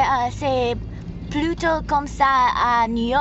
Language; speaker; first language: French; non-native, learner; English